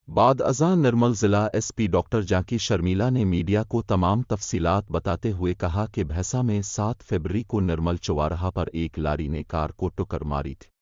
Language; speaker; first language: Urdu; native; Urdu